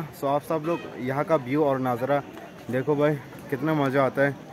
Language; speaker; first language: Hindi; non-native, local second language; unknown